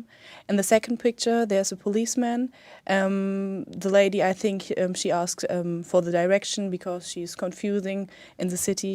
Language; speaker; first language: English; non-native, fluent; German